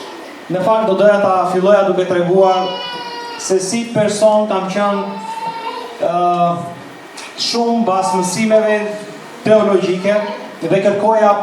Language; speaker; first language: Albanian; native; Albanian